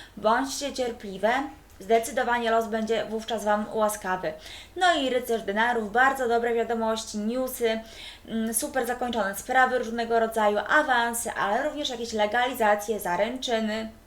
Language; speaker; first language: Polish; native; Polish